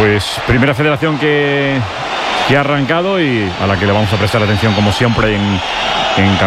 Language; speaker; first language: Spanish; native; Spanish